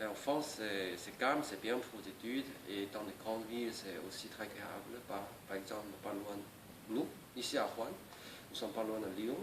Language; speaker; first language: French; non-native, learner; Chinese